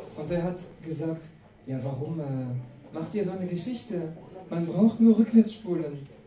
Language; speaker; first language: German; non-native, fluent; French